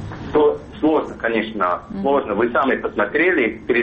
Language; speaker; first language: Russian; non-native, fluent; English